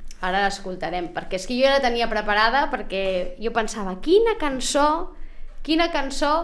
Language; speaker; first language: Catalan; native; Catalan